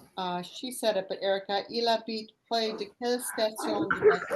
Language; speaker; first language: French; non-native, fluent; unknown